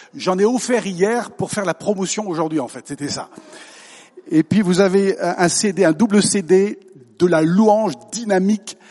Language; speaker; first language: French; native; French